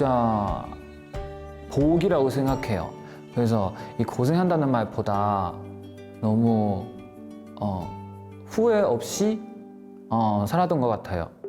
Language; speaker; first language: Korean; non-native, fluent; Chinese